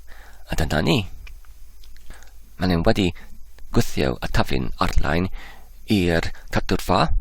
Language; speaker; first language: Welsh; non-native, learner; English